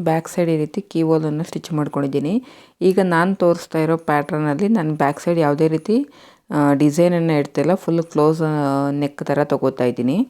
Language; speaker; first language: Kannada; native; Kannada